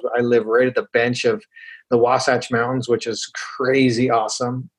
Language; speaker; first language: English; native; English